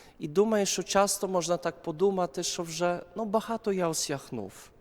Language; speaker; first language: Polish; non-native, learner; Ukrainian